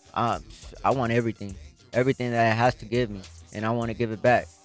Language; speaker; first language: English; early bilingual, other home language; Spanish